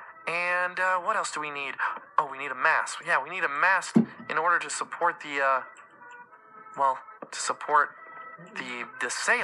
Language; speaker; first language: English; native; English